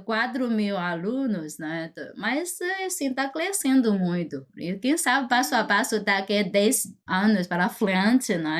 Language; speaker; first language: Portuguese; non-native, fluent; Chinese